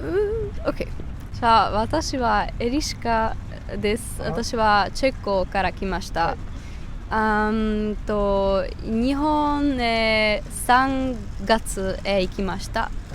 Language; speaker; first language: Japanese; non-native, learner; Czech